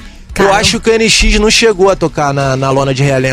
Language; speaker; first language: Portuguese; native; Portuguese